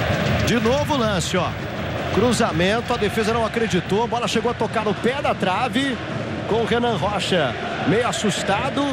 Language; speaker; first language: Portuguese; native; Portuguese